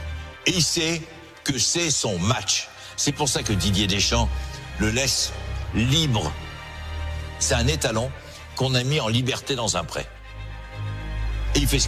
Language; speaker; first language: French; native; French